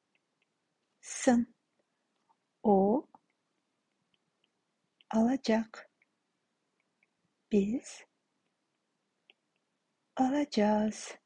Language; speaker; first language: Turkish; non-native, fluent; Kazakh